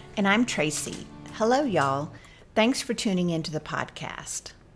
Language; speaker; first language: English; native; English